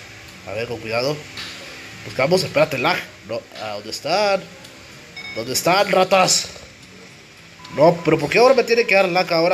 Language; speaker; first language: Spanish; native; Spanish